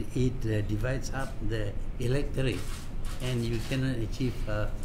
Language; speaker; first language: English; non-native, local second language; Malay